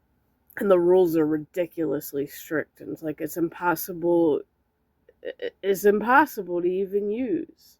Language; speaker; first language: English; native; English